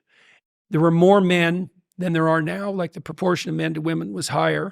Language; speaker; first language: English; native; English